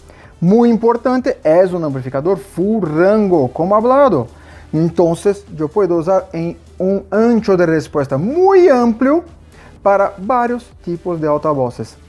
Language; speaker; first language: Spanish; non-native, fluent; Portuguese